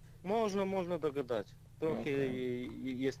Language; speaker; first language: Polish; non-native, learner; Russian